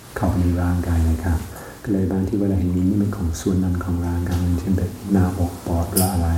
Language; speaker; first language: Thai; native; Thai